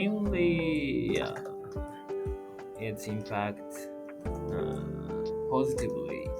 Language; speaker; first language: English; non-native, learner; Japanese